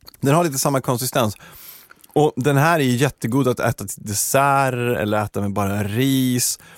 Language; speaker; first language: Swedish; native; Swedish